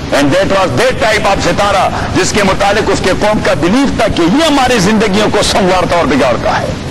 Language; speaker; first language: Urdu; non-native, local second language; Pashto